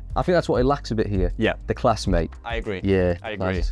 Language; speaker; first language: English; native; English